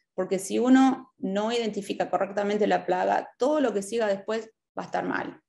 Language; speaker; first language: Spanish; native; Spanish